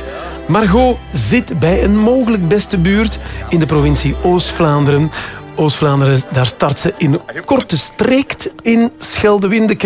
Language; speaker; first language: Dutch; native; Dutch